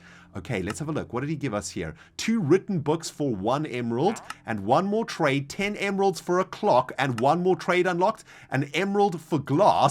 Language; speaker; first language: English; native; English